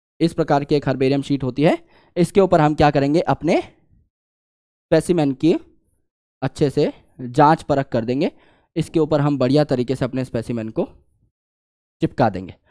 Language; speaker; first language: Hindi; native; Hindi